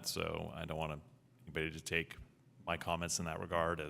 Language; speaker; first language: English; native; English